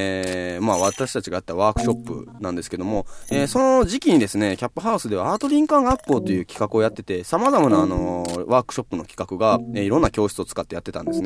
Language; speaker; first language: Japanese; native; Japanese